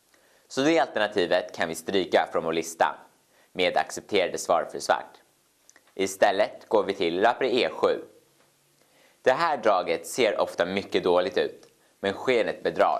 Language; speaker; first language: Swedish; native; Swedish